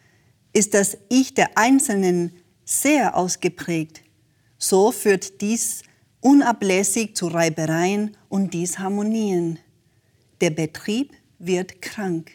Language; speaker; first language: German; native; German